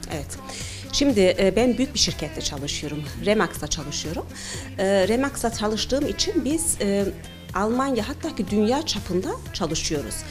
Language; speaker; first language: Turkish; early bilingual, heritage; Turkish